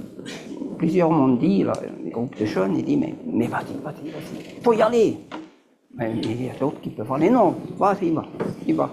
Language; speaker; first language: French; native; French